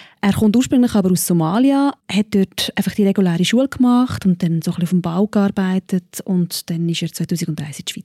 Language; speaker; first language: German; native; German